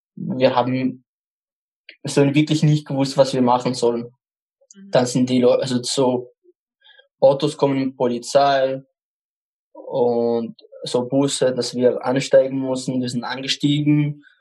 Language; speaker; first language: German; non-native, fluent; Arabic